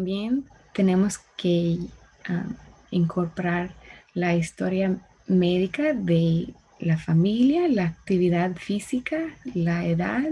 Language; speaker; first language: Spanish; non-native, learner; English